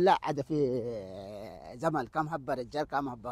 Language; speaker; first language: Arabic; non-native, learner; Bangla